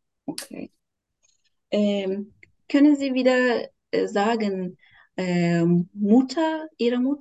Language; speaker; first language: German; non-native, learner; Turkish